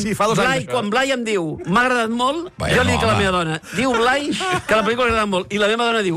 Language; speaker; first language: Catalan; native; Catalan